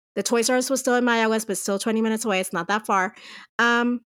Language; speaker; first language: English; non-native, fluent; Spanish